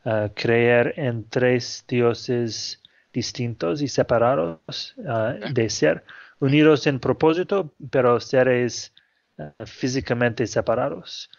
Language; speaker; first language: Spanish; non-native, fluent; English